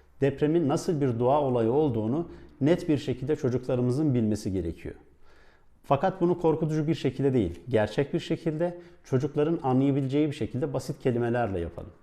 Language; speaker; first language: Turkish; native; Turkish